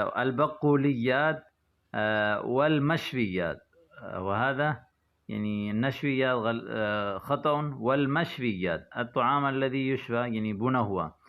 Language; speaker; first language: Arabic; non-native, fluent; Urdu